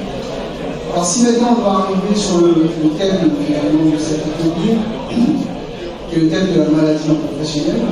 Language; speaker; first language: French; native; French